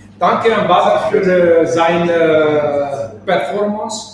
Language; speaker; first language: German; non-native, fluent; Arabic